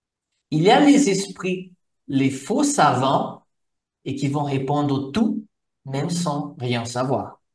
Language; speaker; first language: French; non-native, fluent; Portuguese